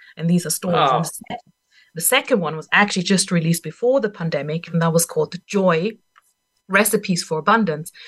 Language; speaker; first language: English; non-native, fluent; German